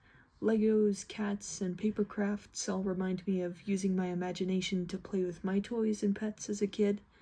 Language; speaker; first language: English; native; English